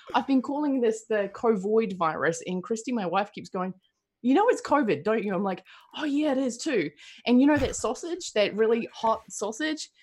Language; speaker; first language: English; native; English